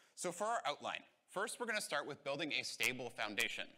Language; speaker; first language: English; native; English